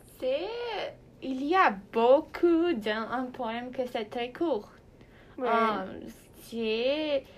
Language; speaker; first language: French; non-native, learner; Portuguese